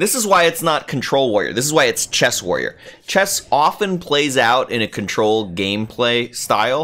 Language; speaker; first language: English; native; English